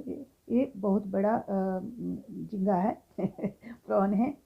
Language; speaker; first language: Hindi; non-native, local second language; Tulu